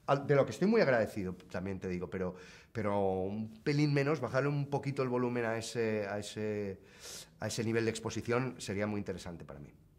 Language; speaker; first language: Spanish; native; Spanish